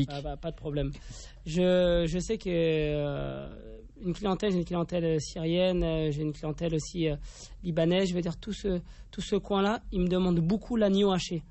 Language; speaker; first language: French; native; French